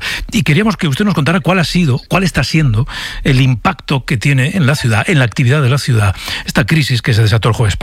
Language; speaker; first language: Spanish; native; Spanish